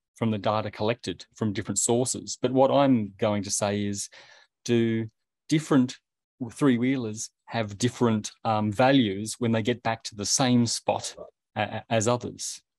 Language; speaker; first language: English; native; English